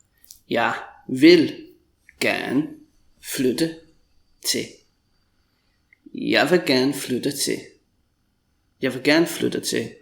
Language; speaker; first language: Danish; non-native, fluent; English